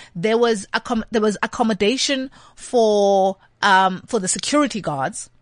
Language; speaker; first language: English; non-native, local second language; Xhosa